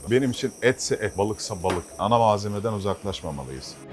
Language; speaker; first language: Turkish; native; Turkish